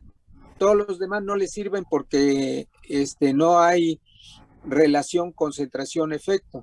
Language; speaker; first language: Spanish; native; Spanish